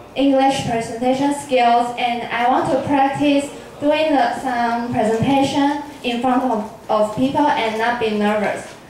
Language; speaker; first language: English; non-native, learner; Chinese